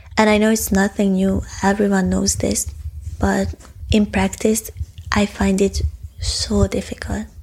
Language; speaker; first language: English; non-native, fluent; Hungarian